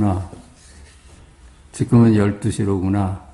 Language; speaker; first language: Korean; native; Korean